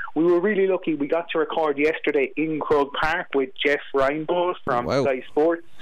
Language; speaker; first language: English; native; English